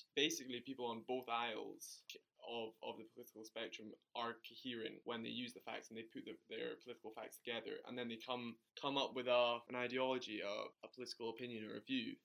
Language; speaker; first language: English; non-native, fluent; German